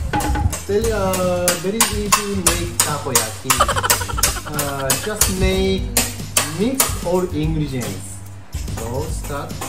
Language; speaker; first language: English; non-native, local second language; Filipino